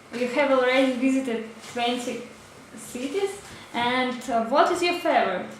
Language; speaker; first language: English; non-native, learner; Russian